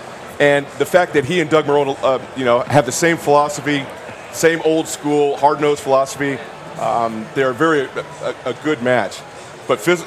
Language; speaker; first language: English; native; English